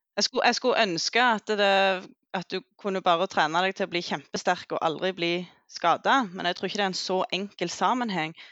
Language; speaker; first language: Norwegian; native; Norwegian